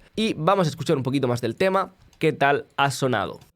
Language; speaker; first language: Spanish; native; Spanish